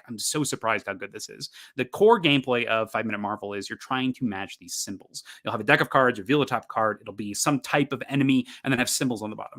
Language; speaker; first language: English; native; English